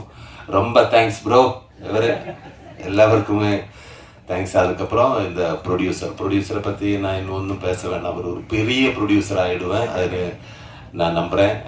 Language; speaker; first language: Tamil; non-native, learner; Malayalam